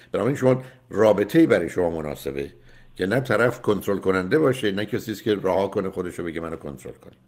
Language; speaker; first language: Persian; native; Persian